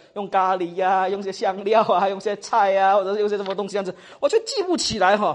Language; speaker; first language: Chinese; native; Chinese